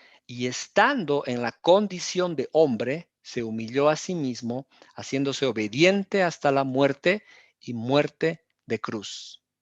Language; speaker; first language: Spanish; native; Spanish